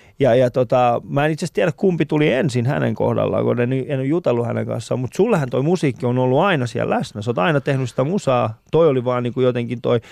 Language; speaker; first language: Finnish; early bilingual, other home language; Persian